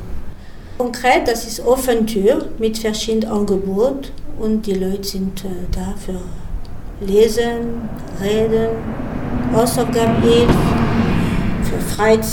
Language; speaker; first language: German; non-native, learner; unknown